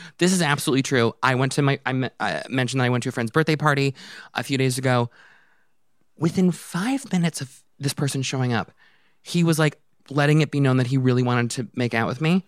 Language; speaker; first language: English; native; English